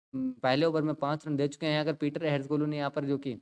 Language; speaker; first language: Hindi; native; Hindi